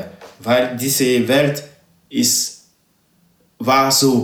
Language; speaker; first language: German; non-native, learner; Ewe